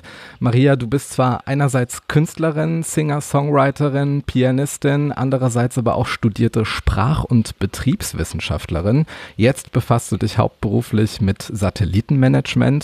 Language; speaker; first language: German; native; German